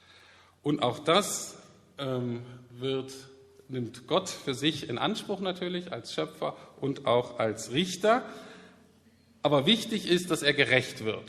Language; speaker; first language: German; native; German